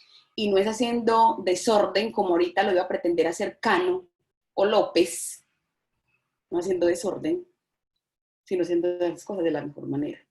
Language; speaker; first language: Spanish; native; Spanish